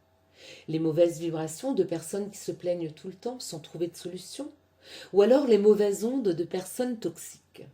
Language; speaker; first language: French; native; French